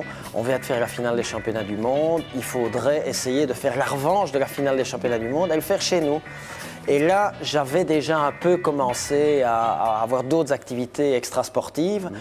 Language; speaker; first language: French; native; French